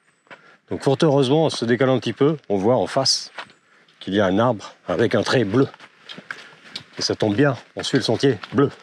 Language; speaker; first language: French; native; French